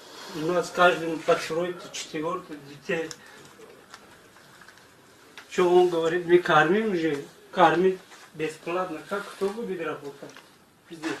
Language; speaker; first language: Russian; non-native, learner; Tajik